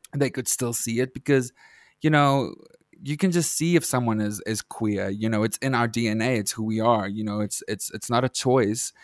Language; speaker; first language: English; non-native, local second language; Afrikaans